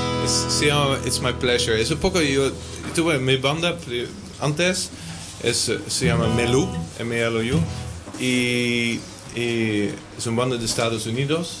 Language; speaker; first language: Spanish; non-native, learner; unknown